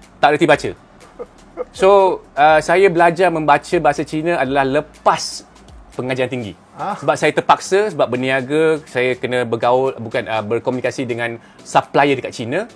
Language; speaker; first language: Malay; non-native, local second language; Cantonese